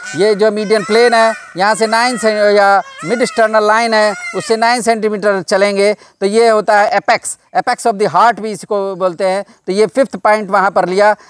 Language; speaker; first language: Hindi; native; Hindi